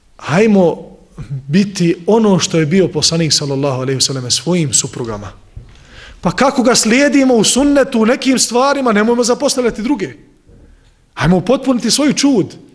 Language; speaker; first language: Bosnian; native; Bosnian